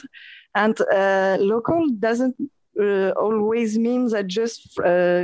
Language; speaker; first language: English; non-native, learner; French